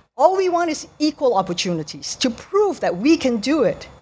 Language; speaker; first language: English; native; English